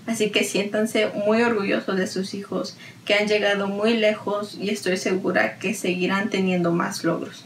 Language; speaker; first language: Spanish; early bilingual, heritage; Spanish